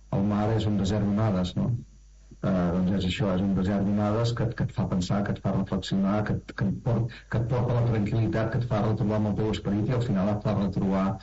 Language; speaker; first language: Catalan; native; Catalan